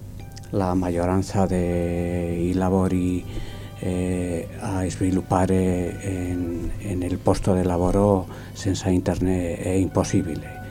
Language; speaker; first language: Italian; non-native, learner; Spanish